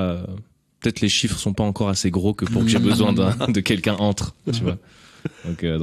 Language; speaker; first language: French; native; French